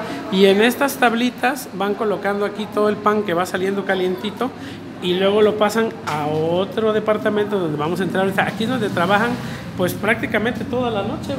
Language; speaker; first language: Spanish; native; Spanish